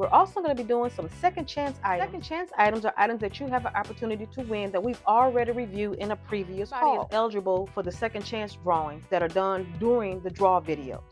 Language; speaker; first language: English; native; English